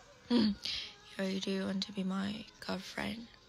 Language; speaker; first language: English; non-native, learner; Korean